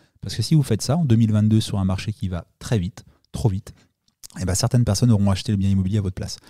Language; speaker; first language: French; native; French